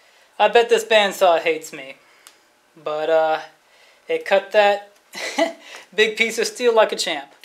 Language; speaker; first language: English; native; English